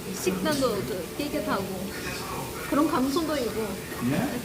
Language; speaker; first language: Korean; non-native, local second language; Chinese